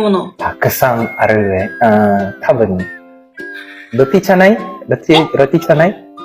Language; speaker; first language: Japanese; non-native, learner; Malay